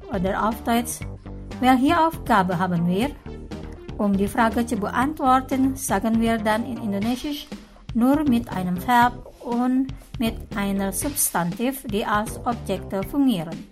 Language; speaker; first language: German; non-native, fluent; Indonesian